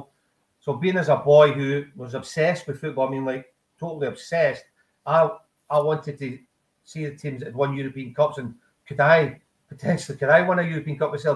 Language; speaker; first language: English; native; English